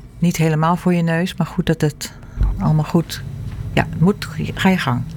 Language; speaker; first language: Dutch; native; Dutch